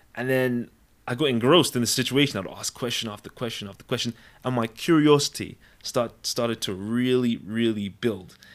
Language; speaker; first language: English; native; English